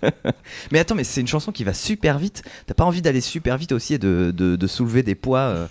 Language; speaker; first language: French; native; French